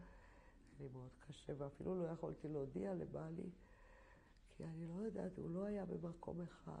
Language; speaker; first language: Hebrew; non-native, fluent; Polish